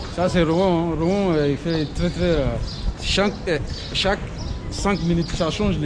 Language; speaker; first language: French; non-native, learner; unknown